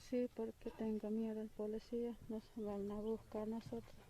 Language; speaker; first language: Spanish; non-native, local second language; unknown